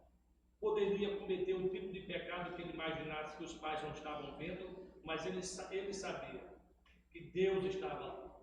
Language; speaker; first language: Portuguese; native; Portuguese